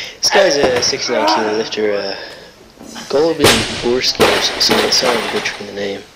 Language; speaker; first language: English; native; English